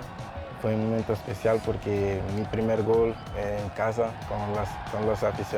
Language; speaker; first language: Spanish; non-native, learner; Portuguese